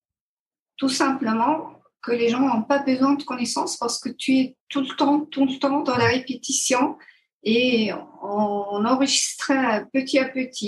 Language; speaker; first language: French; non-native, fluent; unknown